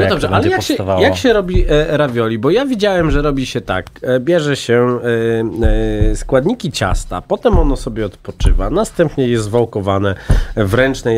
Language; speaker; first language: Polish; native; Polish